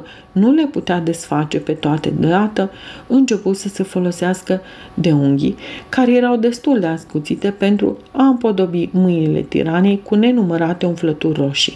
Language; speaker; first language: Romanian; native; Romanian